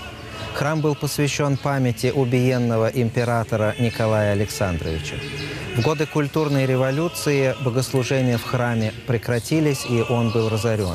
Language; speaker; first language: Russian; native; Russian